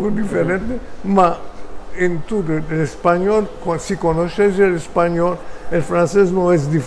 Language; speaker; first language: Spanish; early bilingual, heritage; Ladino